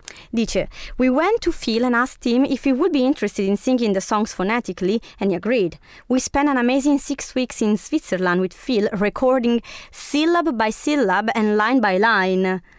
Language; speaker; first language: English; non-native, fluent; Italian